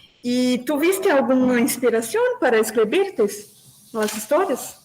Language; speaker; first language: Spanish; non-native, learner; Portuguese